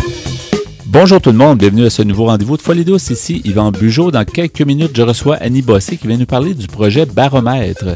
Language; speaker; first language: French; native; French